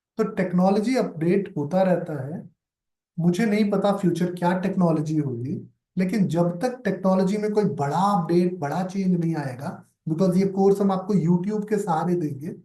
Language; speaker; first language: Hindi; native; Hindi